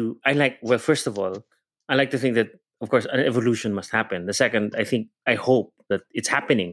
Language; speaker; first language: English; non-native, local second language; Cebuano